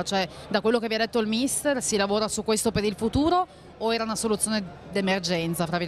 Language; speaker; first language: Italian; native; Italian